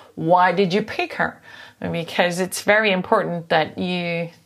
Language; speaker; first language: English; non-native, fluent; Dutch